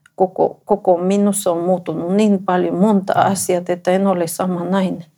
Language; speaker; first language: Finnish; non-native, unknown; Spanish